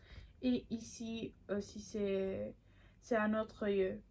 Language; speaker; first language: French; non-native, learner; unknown